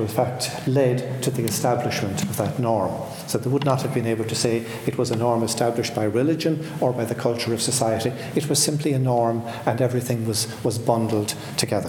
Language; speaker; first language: English; native; English